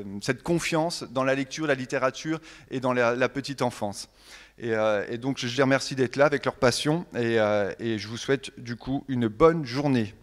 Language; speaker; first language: French; native; French